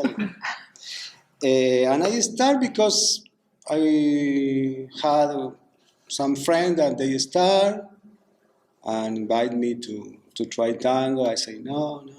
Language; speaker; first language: English; non-native, learner; Spanish